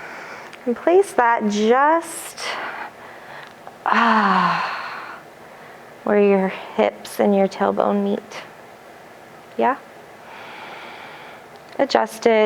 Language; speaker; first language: English; native; English